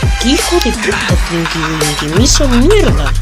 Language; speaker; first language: Spanish; native; Spanish